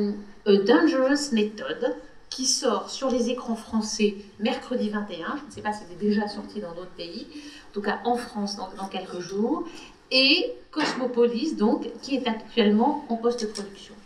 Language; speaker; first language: French; native; French